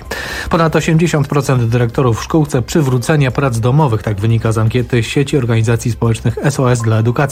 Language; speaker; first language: Polish; native; Polish